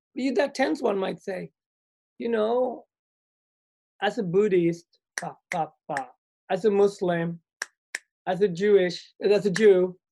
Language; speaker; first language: English; early bilingual, other home language; Swedish